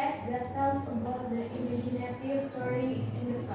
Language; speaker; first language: English; non-native, learner; Indonesian